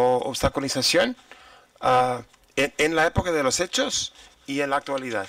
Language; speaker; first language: Spanish; non-native, fluent; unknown